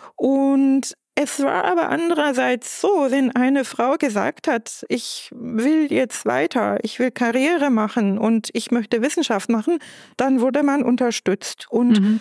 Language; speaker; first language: German; non-native, fluent; Turkish